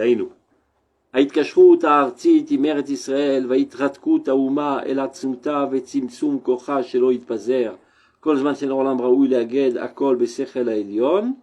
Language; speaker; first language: Hebrew; non-native, fluent; French